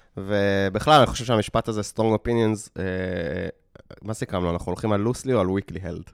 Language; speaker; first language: Hebrew; native; Hebrew